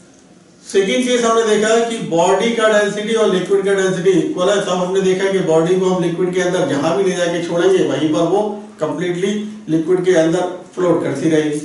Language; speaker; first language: Hindi; native; Hindi